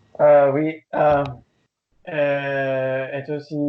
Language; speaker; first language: French; non-native, learner; English